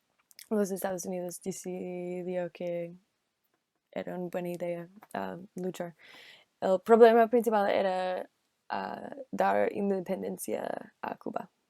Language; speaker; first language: Spanish; non-native, learner; English